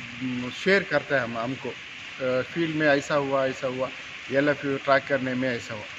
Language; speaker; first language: Hindi; non-native, local second language; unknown